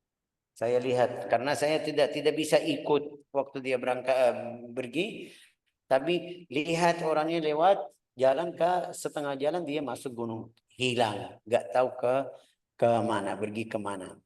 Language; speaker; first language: Indonesian; non-native, fluent; Arabic